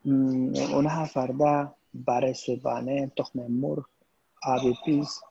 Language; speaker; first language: Persian; non-native, learner; Urdu